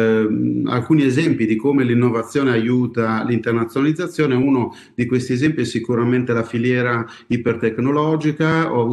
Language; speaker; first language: Italian; native; Italian